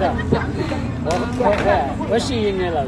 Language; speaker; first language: Chinese; non-native, learner; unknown